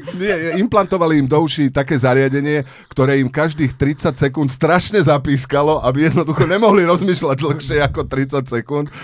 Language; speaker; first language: Slovak; native; Slovak